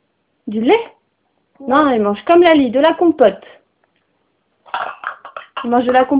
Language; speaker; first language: French; native; French